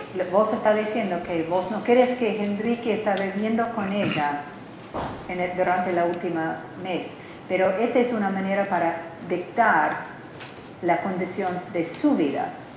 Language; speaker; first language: Spanish; non-native, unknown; English